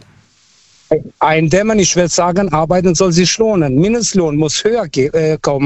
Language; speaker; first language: German; non-native, fluent; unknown